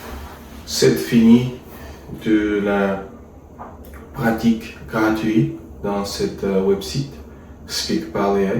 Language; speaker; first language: French; non-native, learner; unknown